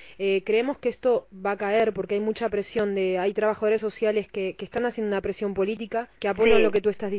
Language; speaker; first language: Spanish; native; Spanish